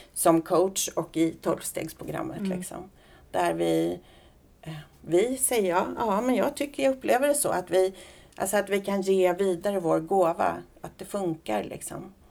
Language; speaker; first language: Swedish; native; Swedish